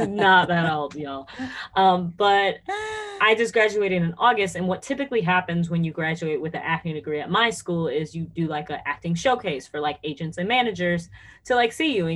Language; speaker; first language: English; native; English